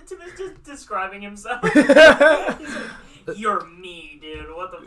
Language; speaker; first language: English; native; English